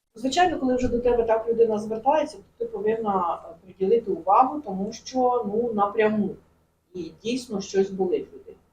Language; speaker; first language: Ukrainian; native; Ukrainian